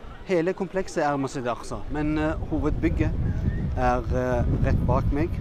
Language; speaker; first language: Norwegian; early bilingual, other home language; Urdu